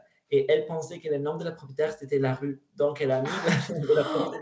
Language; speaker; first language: French; non-native, learner; Italian